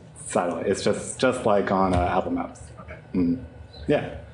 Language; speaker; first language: English; native; English